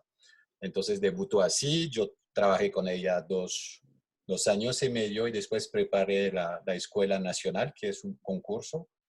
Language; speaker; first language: Spanish; non-native, fluent; French